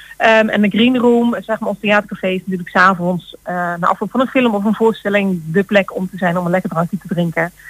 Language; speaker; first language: Dutch; native; Dutch